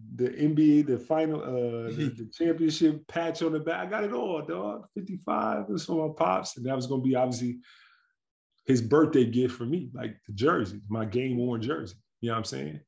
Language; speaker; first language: English; native; English